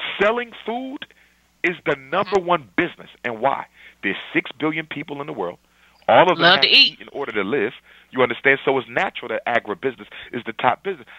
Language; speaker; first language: English; native; English